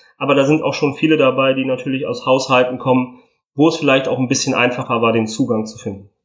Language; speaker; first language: German; early bilingual, other home language; Italian